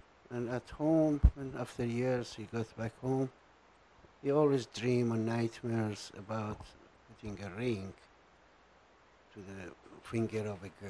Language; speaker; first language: English; non-native, fluent; Persian